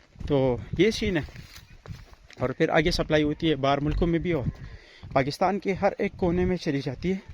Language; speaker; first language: Urdu; non-native, local second language; Pashto